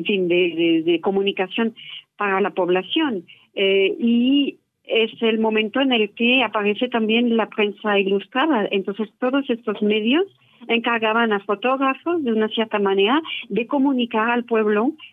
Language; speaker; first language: Spanish; non-native, fluent; French